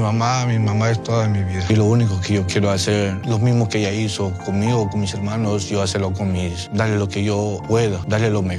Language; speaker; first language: Spanish; native; Spanish